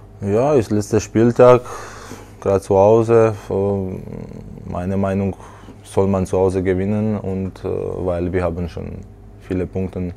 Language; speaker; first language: German; non-native, learner; Slovak